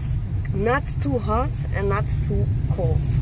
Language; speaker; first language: English; non-native, fluent; Dutch